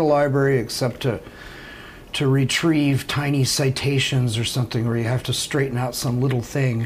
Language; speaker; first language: English; native; English